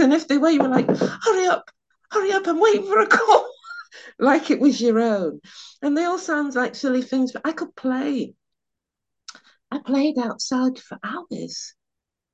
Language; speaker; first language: English; native; English